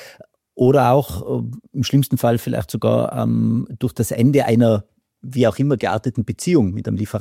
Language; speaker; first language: German; native; German